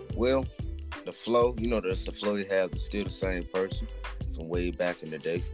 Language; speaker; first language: English; native; English